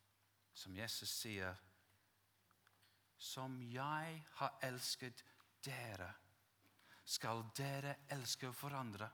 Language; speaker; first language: Norwegian; non-native, fluent; English